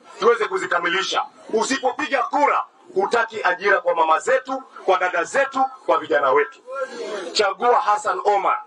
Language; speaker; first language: Swahili; native; Swahili